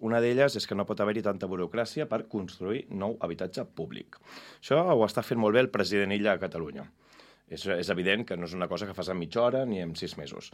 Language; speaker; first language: Catalan; native; Catalan